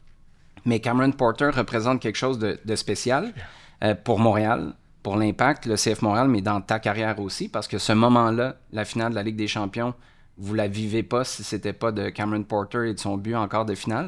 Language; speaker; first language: French; native; French